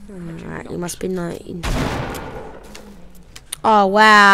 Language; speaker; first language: English; native; English